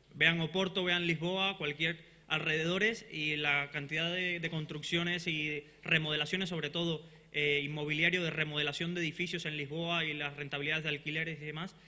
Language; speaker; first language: Spanish; native; Spanish